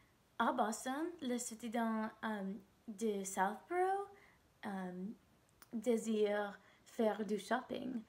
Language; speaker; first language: French; non-native, learner; English